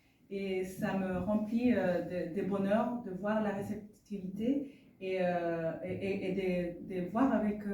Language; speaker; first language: French; non-native, fluent; Spanish